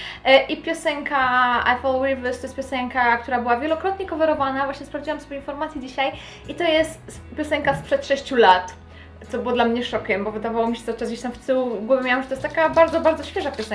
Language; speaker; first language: Polish; native; Polish